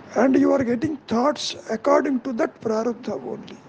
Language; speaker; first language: English; non-native, local second language; Telugu